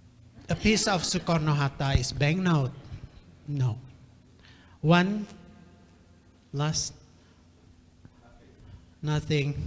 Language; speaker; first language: English; non-native, fluent; Indonesian